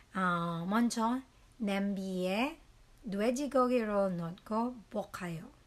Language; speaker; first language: Korean; non-native, learner; Filipino